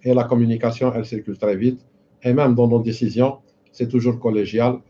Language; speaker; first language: French; non-native, local second language; Arabic